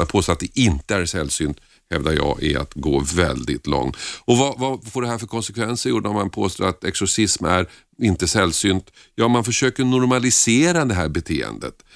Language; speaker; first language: Swedish; native; Swedish